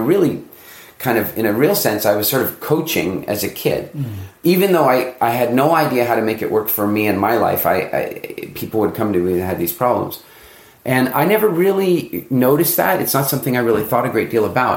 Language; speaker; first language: English; native; English